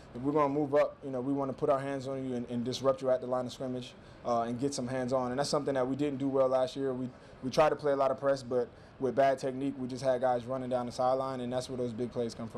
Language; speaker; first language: English; native; English